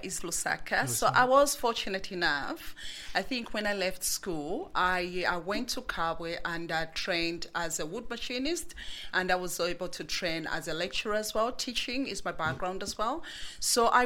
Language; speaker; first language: English; non-native, local second language; Bemba